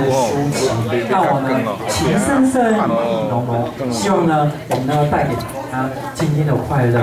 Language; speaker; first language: Chinese; native; Chinese